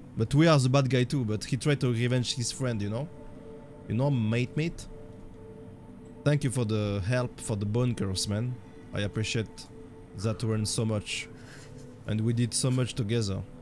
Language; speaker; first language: English; non-native, learner; French